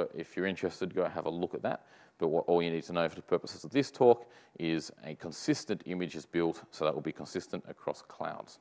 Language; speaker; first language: English; native; English